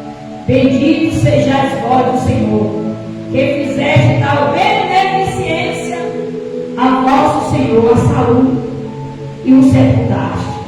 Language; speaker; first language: Portuguese; native; Portuguese